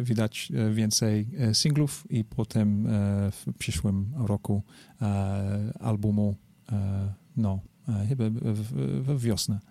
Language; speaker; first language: Polish; non-native, learner; English